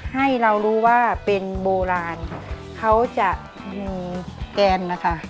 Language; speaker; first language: Thai; non-native, local second language; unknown